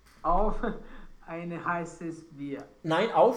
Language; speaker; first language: German; non-native, learner; Romanian